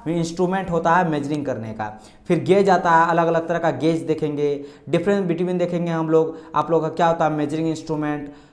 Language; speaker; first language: Hindi; non-native, local second language; Marathi